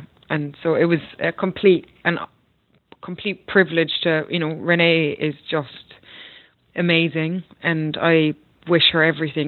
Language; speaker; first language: English; native; English